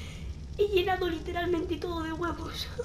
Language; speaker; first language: Spanish; native; Spanish